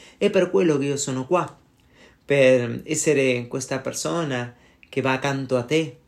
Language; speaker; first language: Italian; non-native, learner; Spanish